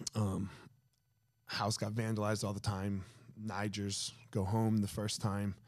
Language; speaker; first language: English; native; English